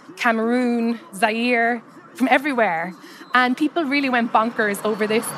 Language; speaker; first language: English; native; English